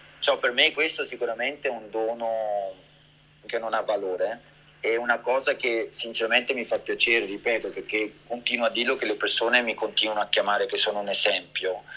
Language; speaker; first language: Italian; early bilingual, heritage; Italian